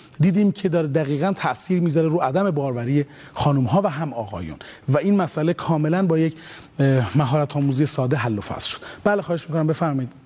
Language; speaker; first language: Persian; native; Persian